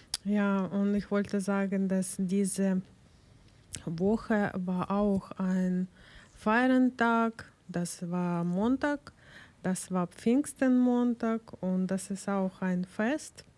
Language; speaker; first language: German; non-native, learner; Ukrainian